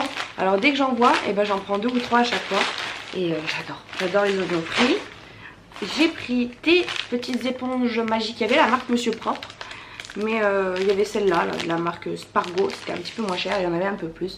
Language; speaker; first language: French; native; French